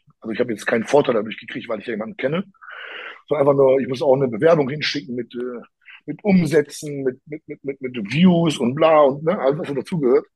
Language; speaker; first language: German; early bilingual, other home language; Polish